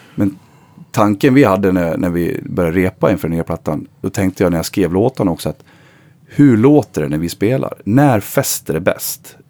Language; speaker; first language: Swedish; native; Swedish